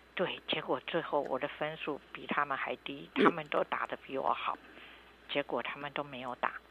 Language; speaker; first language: Chinese; non-native, local second language; Hakka Chinese